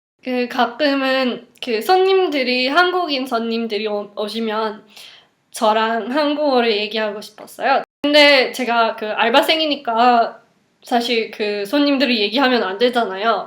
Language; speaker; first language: Korean; non-native, fluent; English